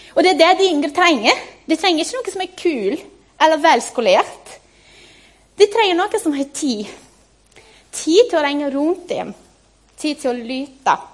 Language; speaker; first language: Norwegian; non-native, fluent; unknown